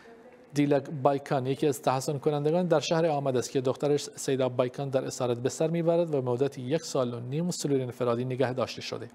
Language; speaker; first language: Persian; non-native, local second language; Kurdish